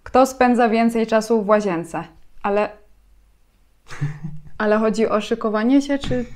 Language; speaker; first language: Polish; native; Polish